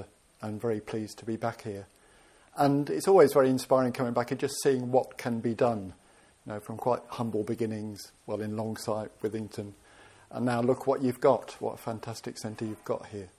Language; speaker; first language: English; native; English